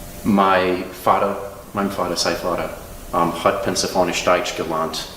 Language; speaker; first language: German; early bilingual, heritage; Pennsylvania German